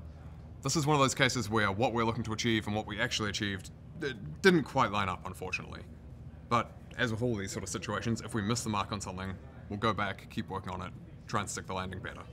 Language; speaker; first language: English; native; English